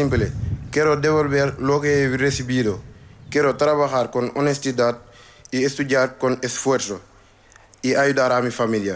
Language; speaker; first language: Spanish; non-native, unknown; Wolof